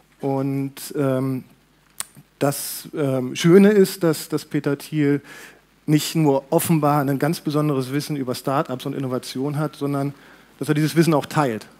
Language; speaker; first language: German; native; German